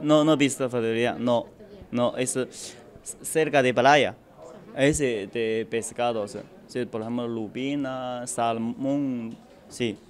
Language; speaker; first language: Spanish; non-native, learner; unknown